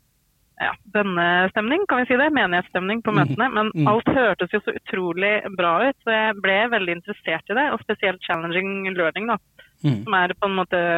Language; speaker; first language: Norwegian; native; Norwegian